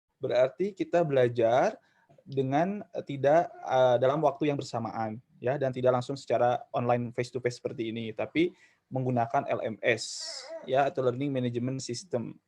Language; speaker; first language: Indonesian; non-native, local second language; Sundanese